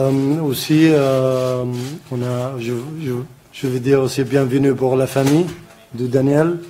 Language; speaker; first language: French; non-native, learner; Arabic